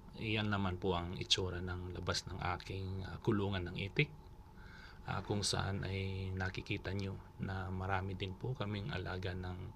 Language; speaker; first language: Filipino; non-native, local second language; Bikol